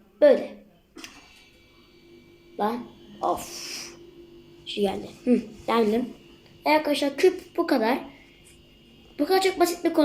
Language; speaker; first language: Turkish; native; Turkish